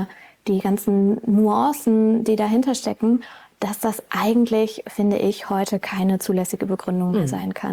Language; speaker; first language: German; native; German